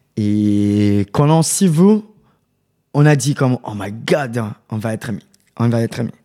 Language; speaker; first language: French; non-native, learner; Portuguese